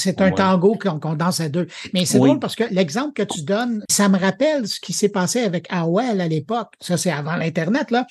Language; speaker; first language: French; native; French